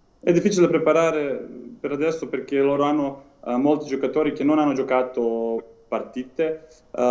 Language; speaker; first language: Italian; non-native, learner; Serbian